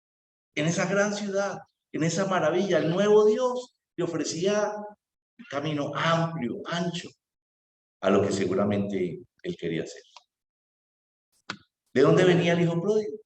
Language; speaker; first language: Spanish; native; Spanish